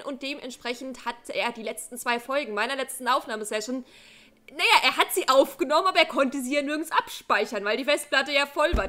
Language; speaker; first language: German; native; German